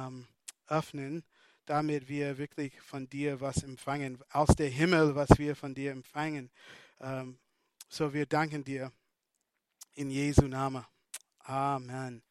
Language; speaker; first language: German; non-native, fluent; English